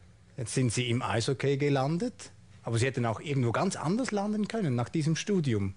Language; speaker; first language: German; native; German